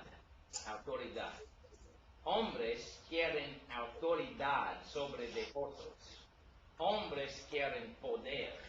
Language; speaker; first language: Spanish; non-native, learner; English